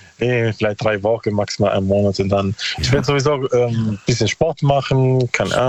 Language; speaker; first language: German; non-native, learner; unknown